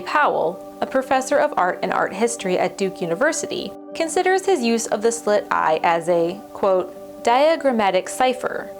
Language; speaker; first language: English; native; English